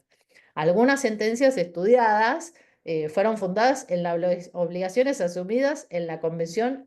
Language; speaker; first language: Spanish; native; Spanish